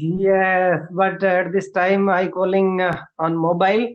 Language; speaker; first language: English; non-native, learner; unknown